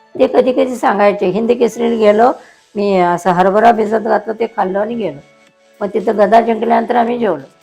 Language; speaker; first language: Marathi; native; Marathi